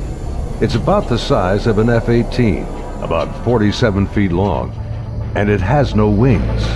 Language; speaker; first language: English; native; English